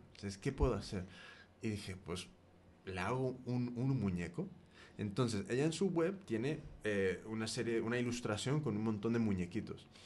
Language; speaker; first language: Spanish; early bilingual, heritage; Spanish